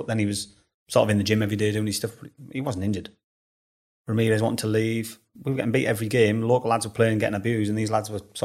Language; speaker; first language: English; native; English